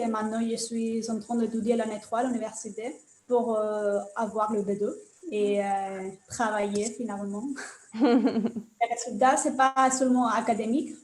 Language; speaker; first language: French; non-native, learner; Spanish